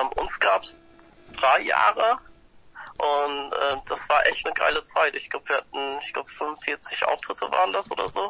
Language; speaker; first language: German; non-native, fluent; English